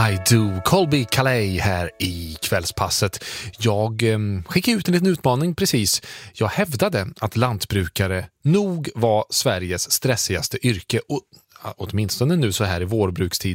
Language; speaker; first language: Swedish; native; Swedish